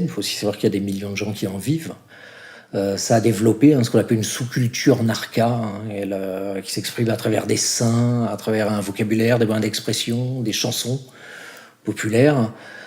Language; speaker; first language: French; native; French